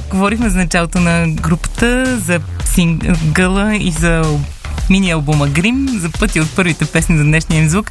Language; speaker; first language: Bulgarian; native; Bulgarian